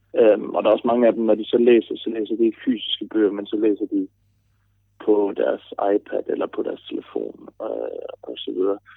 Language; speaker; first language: Danish; early bilingual, other home language; German